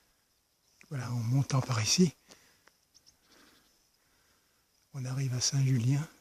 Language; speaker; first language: French; native; French